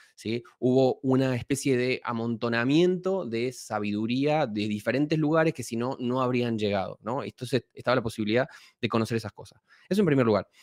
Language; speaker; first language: Spanish; native; Spanish